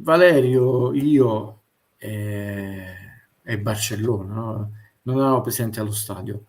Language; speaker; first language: Italian; native; Italian